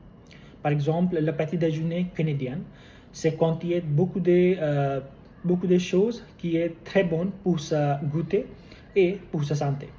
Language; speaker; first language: French; non-native, learner; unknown